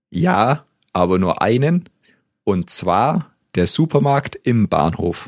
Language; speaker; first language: German; native; German